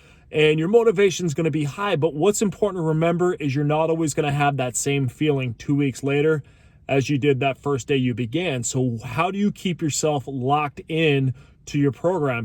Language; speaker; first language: English; native; English